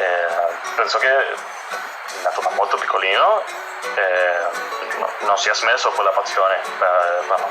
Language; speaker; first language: Italian; non-native, fluent; Spanish